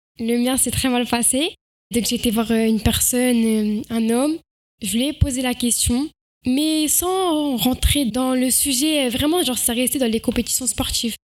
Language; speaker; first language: French; native; French